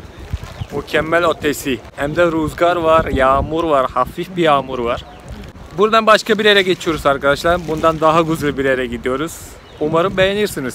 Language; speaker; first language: Turkish; non-native, fluent; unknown